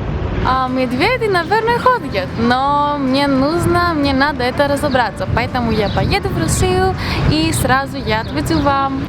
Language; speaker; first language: Russian; non-native, fluent; Greek